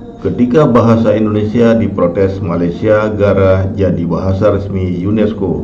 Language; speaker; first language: Indonesian; native; Indonesian